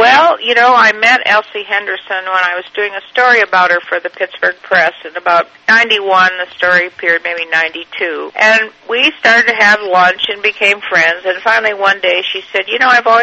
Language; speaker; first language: English; native; English